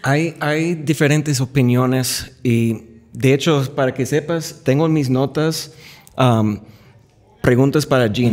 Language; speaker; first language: Spanish; non-native, fluent; English